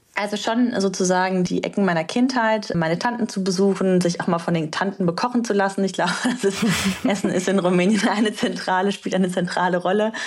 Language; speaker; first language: German; early bilingual, other home language; Romanian